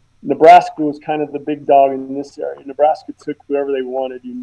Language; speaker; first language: English; native; English